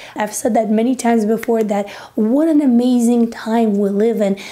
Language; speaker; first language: English; non-native, fluent; Russian